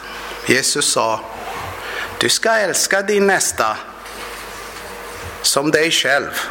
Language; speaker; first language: Swedish; non-native, fluent; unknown